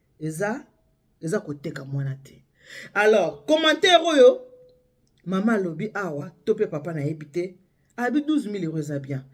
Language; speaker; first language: Lingala; native; Lingala